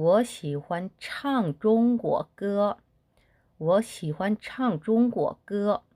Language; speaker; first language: Chinese; non-native, fluent; Korean